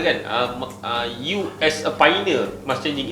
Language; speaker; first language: Malay; native; Malay